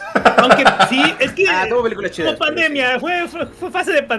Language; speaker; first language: Spanish; native; Spanish